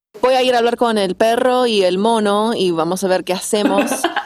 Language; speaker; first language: Spanish; non-native, fluent; English